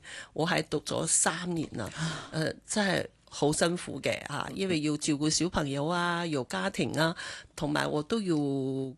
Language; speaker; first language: Cantonese; non-native, local second language; Chinese